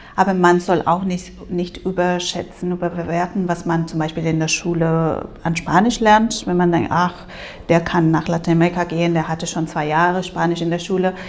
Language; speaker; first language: German; non-native, fluent; Spanish